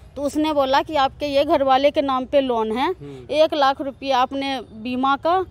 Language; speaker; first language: Hindi; native; Hindi